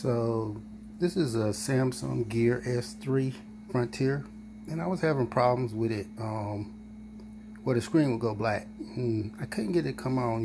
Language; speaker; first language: English; native; English